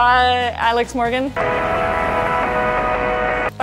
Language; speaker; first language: Spanish; early bilingual, heritage; English